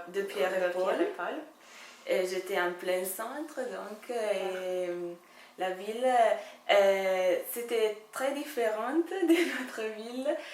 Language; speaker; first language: French; non-native, fluent; Italian